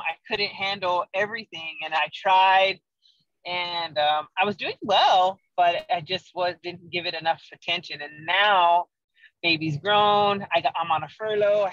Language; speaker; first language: English; native; English